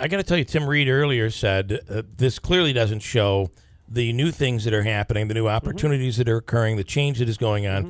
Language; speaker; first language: English; native; English